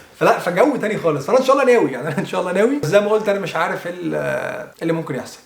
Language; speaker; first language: Egyptian Arabic; native; Egyptian Arabic